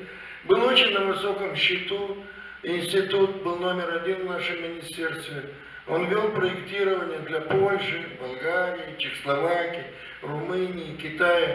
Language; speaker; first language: Russian; native; Russian